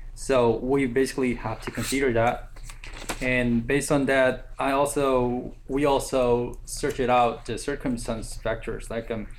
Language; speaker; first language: English; non-native, fluent; Korean